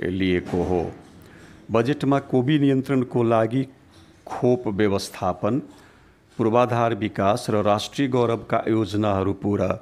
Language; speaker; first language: Nepali; non-native, local second language; Bhojpuri